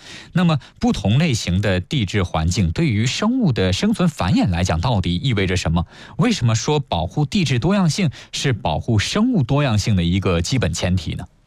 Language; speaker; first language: Chinese; native; Chinese